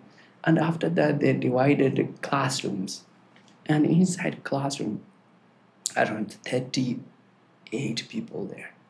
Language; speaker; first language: English; non-native, learner; Tibetan